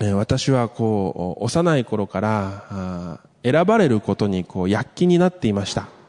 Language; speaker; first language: Japanese; early bilingual, other home language; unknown